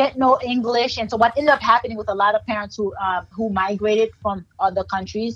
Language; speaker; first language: English; non-native, fluent; Haitian Creole